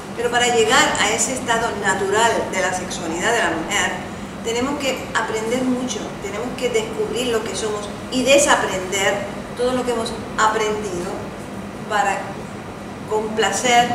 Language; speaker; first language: Spanish; early bilingual, heritage; Spanish